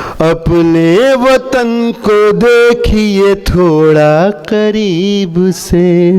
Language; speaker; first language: Hindi; non-native, local second language; Bhojpuri